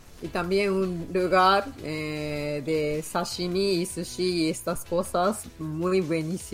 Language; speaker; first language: Spanish; non-native, learner; Japanese